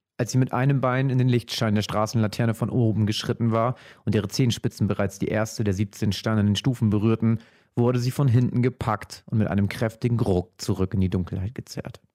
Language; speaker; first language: German; native; German